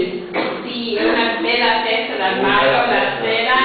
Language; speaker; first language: Italian; non-native, learner; English